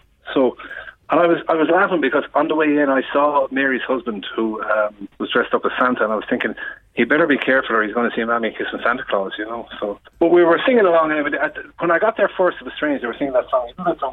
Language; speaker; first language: English; native; English